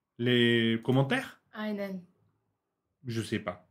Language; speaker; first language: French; non-native, fluent; Turkish